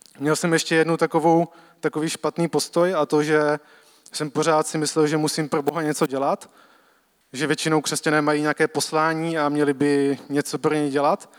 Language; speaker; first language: Czech; native; Czech